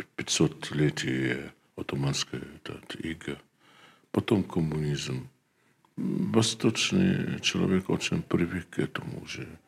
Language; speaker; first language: Russian; non-native, fluent; Arabic